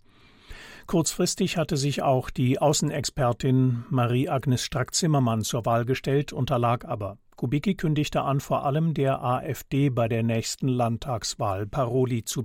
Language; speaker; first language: German; native; German